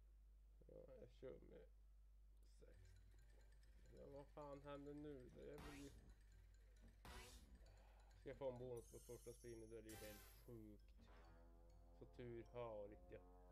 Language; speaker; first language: Swedish; native; Swedish